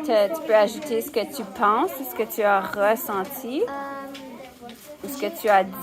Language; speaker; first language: French; native; French